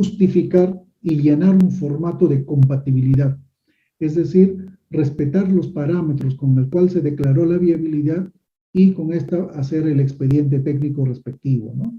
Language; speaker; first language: Spanish; native; Spanish